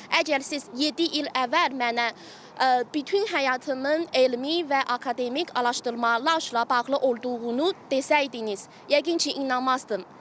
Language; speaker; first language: Azerbaijani; non-native, fluent; Chinese